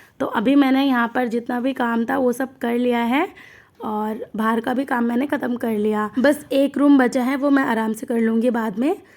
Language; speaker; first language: Hindi; non-native, local second language; Bangla